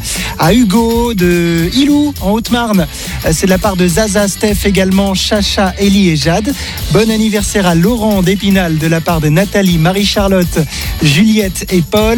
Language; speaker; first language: French; native; French